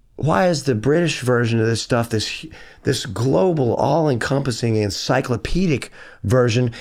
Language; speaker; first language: English; native; English